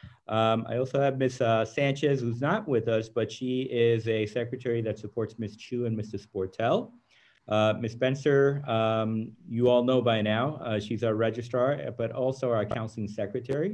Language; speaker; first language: English; early bilingual, other home language; Spanish